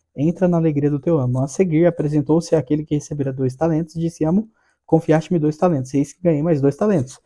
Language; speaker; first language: Portuguese; native; Portuguese